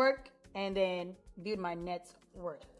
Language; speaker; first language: English; non-native, local second language; Yoruba